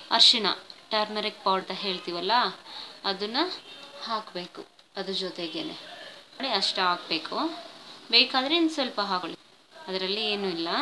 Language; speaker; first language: Kannada; non-native, local second language; Telugu